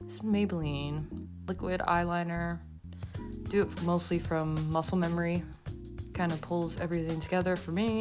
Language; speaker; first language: English; native; English